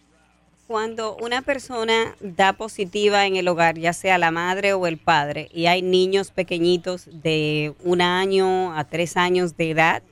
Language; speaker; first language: Spanish; native; Spanish